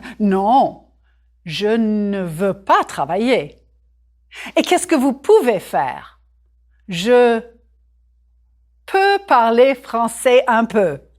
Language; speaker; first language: French; non-native, fluent; English